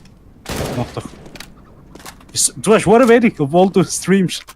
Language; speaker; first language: German; native; German